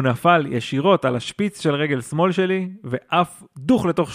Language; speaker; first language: Hebrew; native; Hebrew